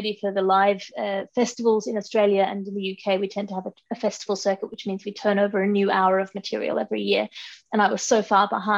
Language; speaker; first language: English; native; English